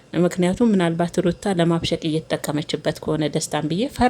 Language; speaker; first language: Amharic; native; Amharic